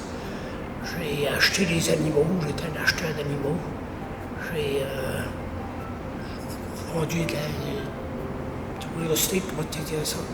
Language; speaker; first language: French; native; French